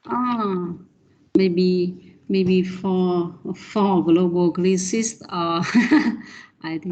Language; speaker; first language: English; non-native, learner; Vietnamese